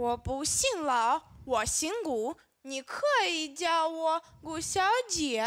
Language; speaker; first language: Chinese; non-native, learner; Russian